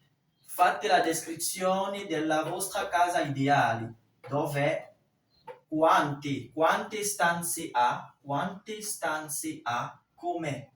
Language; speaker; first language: Italian; non-native, fluent; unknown